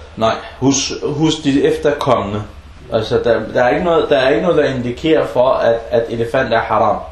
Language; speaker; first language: Danish; early bilingual, other home language; Arabic